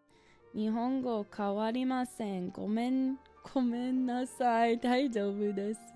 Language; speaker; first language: Japanese; non-native, learner; English